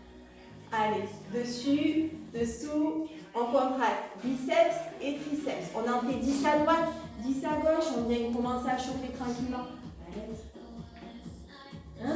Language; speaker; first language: French; native; French